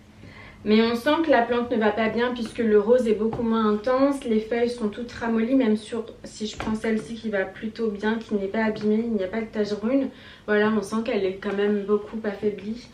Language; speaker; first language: French; native; French